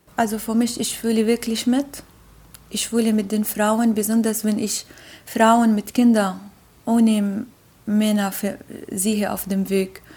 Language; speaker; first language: German; non-native, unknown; Arabic